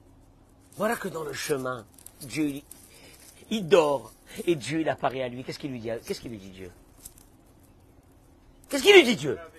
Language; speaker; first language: French; native; French